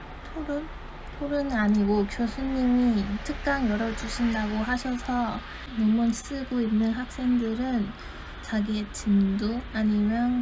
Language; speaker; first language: Korean; non-native, fluent; Chinese